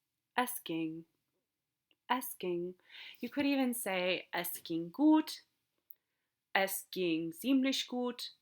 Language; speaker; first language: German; non-native, fluent; English